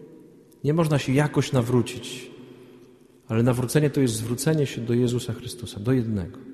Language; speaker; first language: Polish; native; Polish